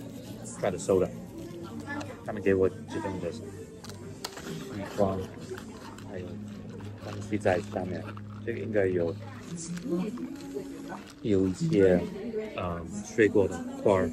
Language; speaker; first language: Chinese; non-native, learner; English